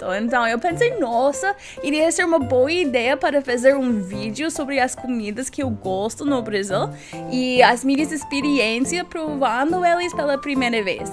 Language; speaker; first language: Portuguese; non-native, learner; English